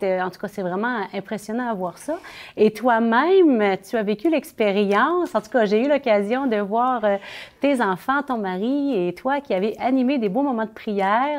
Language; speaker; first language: French; native; French